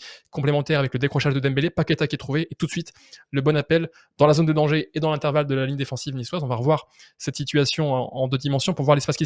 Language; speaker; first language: French; native; French